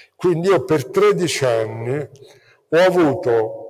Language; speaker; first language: Italian; native; Italian